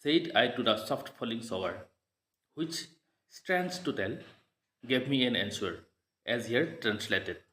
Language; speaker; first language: English; non-native, local second language; Assamese